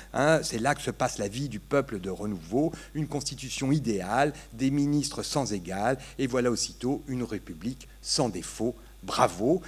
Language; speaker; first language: French; native; French